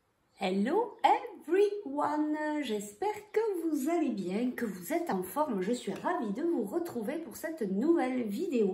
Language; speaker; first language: French; native; French